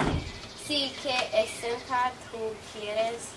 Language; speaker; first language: Spanish; non-native, learner; English